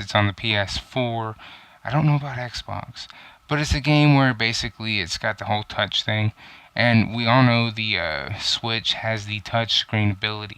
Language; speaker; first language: English; native; English